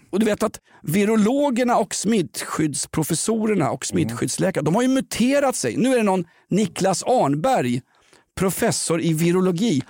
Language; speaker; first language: Swedish; native; Swedish